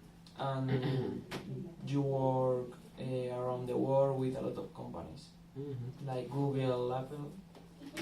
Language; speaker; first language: English; non-native, learner; Spanish